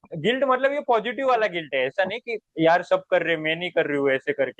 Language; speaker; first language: Hindi; non-native, local second language; Marathi